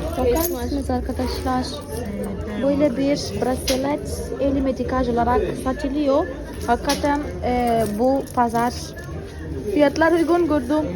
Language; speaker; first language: Turkish; non-native, fluent; Portuguese